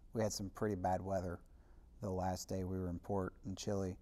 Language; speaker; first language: English; native; English